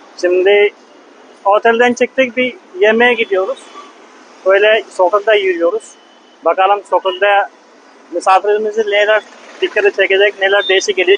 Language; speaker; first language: Turkish; non-native, fluent; Hindi